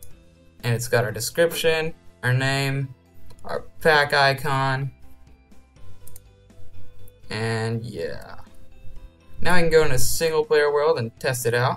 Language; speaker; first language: English; native; English